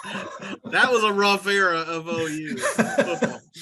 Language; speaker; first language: English; native; English